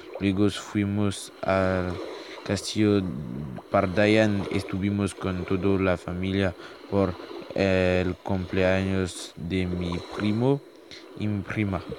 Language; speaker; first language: Spanish; non-native, learner; French